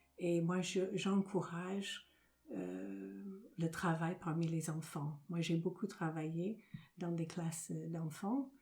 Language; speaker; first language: French; non-native, fluent; English